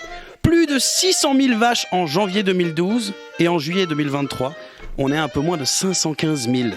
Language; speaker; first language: French; native; French